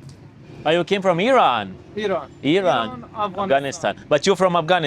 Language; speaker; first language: English; non-native, learner; Lithuanian